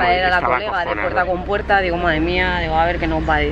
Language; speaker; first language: Spanish; native; Spanish